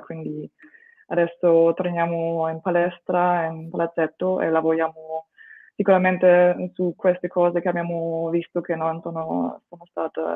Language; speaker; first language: Italian; non-native, fluent; German